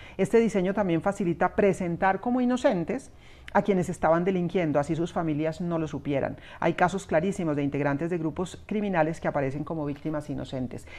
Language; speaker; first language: Spanish; native; Spanish